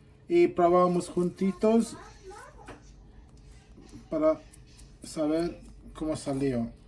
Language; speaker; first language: Spanish; non-native, fluent; Sylheti